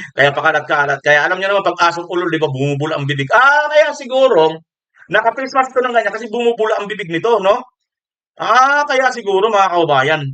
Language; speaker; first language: Filipino; non-native, local second language; Waray